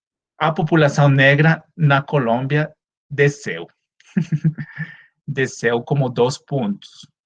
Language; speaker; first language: Portuguese; non-native, fluent; Spanish